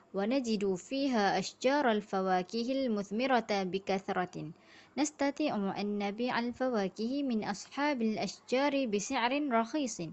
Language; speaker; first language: Arabic; non-native, learner; Malay